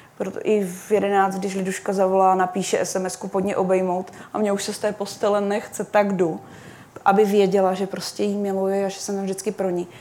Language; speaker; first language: Czech; native; Czech